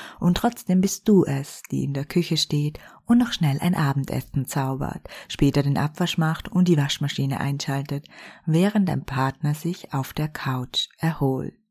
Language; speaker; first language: German; native; German